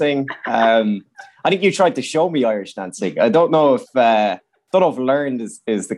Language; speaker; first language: English; native; English